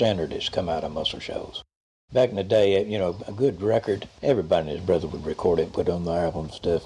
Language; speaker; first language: English; native; English